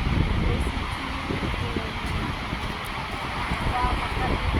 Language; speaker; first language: French; non-native, learner; Portuguese